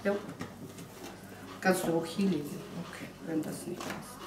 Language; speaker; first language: German; non-native, fluent; Russian